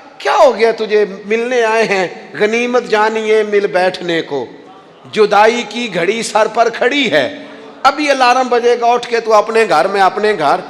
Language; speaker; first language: Urdu; non-native, local second language; Punjabi